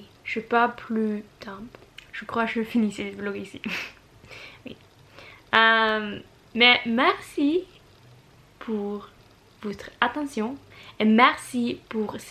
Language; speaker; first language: French; non-native, learner; Russian